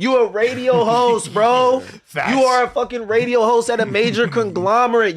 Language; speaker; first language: English; native; English